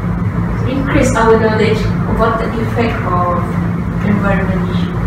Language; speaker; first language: English; non-native, local second language; Malay